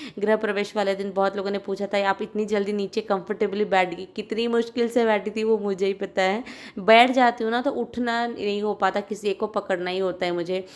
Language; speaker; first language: Hindi; non-native, local second language; Odia